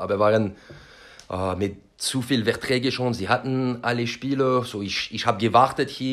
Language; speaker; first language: German; non-native, learner; French